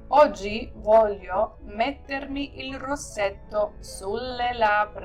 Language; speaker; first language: Italian; non-native, fluent; Ukrainian